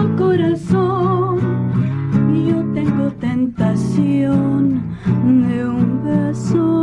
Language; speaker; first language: Spanish; early bilingual, heritage; Spanish